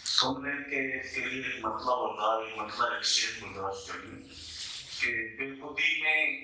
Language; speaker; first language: Urdu; native; Urdu